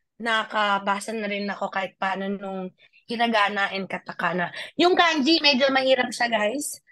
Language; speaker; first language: Filipino; native; Filipino